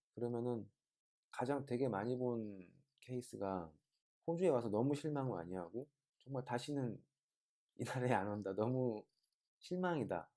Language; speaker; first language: Korean; native; Korean